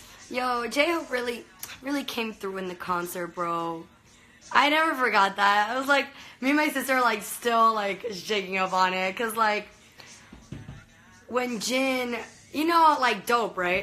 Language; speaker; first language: English; early bilingual, other home language; Spanish